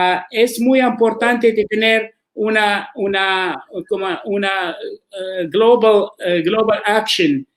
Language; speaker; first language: Spanish; non-native, learner; Arabic